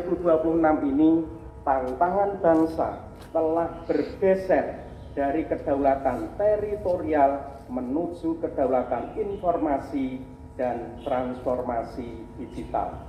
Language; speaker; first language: Indonesian; native; Indonesian